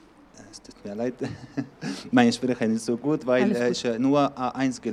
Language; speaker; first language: German; non-native, learner; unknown